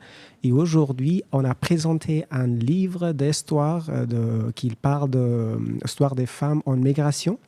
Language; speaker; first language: French; non-native, learner; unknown